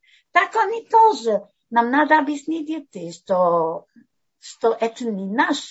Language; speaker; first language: Russian; non-native, fluent; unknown